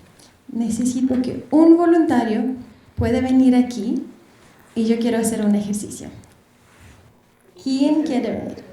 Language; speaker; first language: Spanish; non-native, fluent; Bulgarian